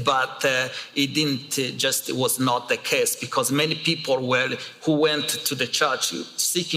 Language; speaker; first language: English; non-native, local second language; Kinyarwanda